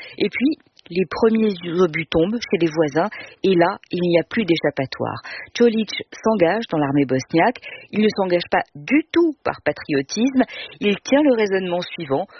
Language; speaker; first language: French; native; French